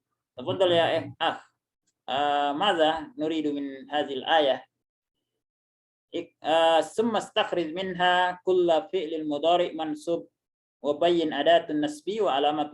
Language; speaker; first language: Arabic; non-native, fluent; Indonesian